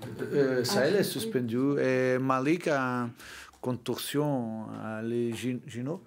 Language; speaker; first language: French; non-native, learner; Portuguese